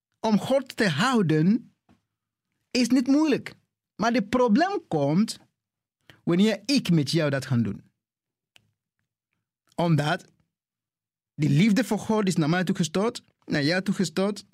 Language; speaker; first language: Dutch; non-native, fluent; English